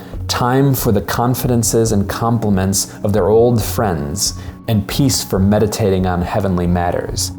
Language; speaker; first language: English; native; English